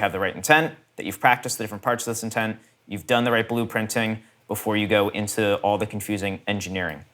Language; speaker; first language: English; native; English